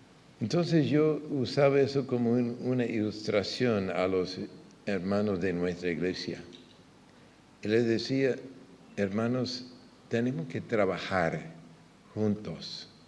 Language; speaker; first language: Spanish; non-native, fluent; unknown